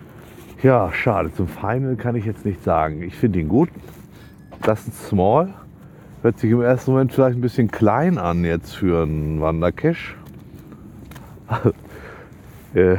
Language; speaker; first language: German; native; German